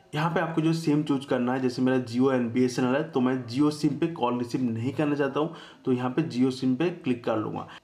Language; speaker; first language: Hindi; native; Hindi